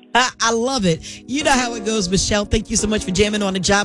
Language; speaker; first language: English; native; English